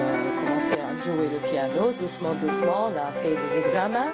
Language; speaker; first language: French; non-native, local second language; Arabic